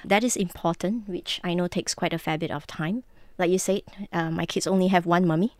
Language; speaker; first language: English; non-native, local second language; Min Nan Chinese